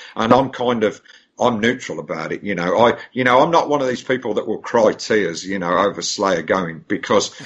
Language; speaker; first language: English; native; English